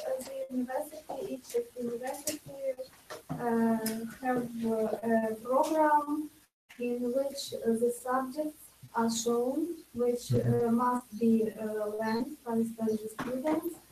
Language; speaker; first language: English; non-native, learner; Ukrainian